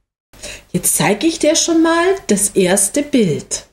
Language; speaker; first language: German; native; German